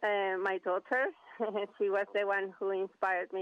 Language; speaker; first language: English; non-native, fluent; Spanish